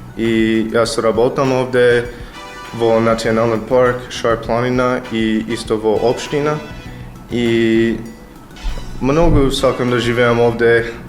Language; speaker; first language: Macedonian; non-native, learner; English